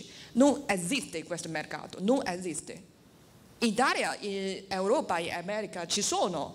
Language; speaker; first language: Italian; non-native, learner; Chinese